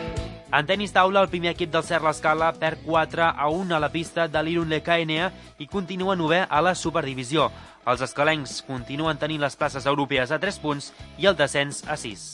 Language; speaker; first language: Catalan; native; Catalan